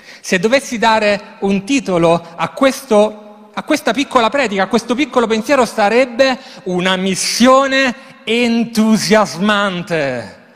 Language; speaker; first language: Italian; native; Italian